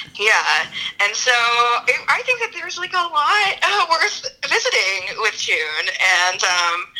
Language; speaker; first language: English; native; English